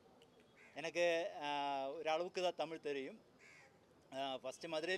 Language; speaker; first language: Tamil; non-native, learner; Malayalam